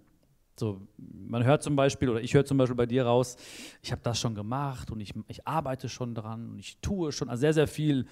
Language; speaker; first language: German; native; German